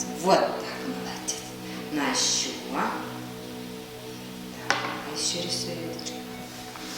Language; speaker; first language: Russian; native; Russian